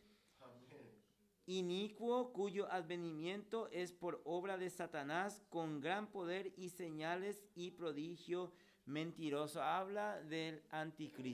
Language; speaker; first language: Spanish; native; Spanish